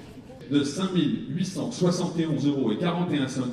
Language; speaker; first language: French; native; French